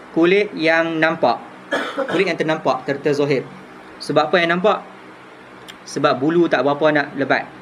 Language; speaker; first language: Malay; native; Malay